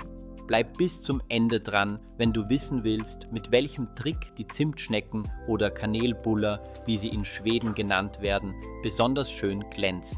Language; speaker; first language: German; native; German